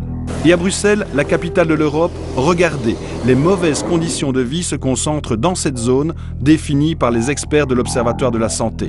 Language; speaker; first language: French; native; French